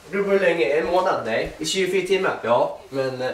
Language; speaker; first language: Swedish; native; Swedish